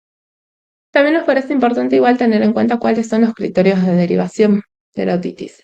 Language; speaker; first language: Spanish; native; Spanish